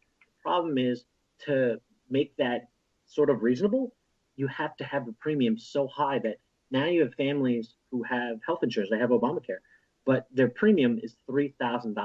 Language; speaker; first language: English; native; English